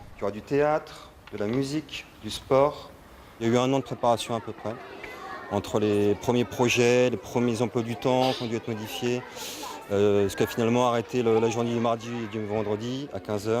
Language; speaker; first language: French; native; French